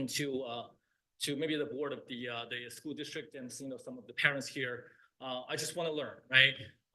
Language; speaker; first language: English; non-native, fluent; Chinese